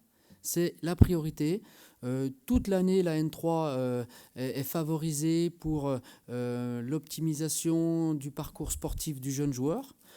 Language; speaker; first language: French; native; French